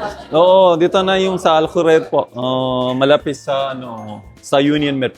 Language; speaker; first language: Filipino; non-native, fluent; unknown